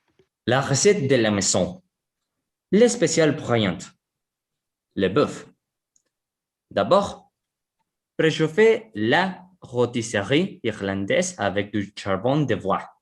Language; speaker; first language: French; non-native, learner; Spanish